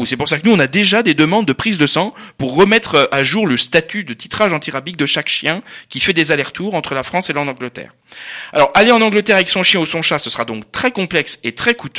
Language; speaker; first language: French; native; French